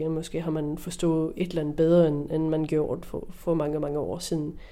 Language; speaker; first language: Danish; non-native, fluent; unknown